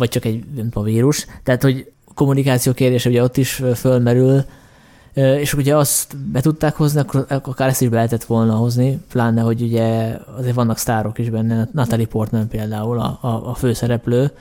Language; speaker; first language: Hungarian; native; Hungarian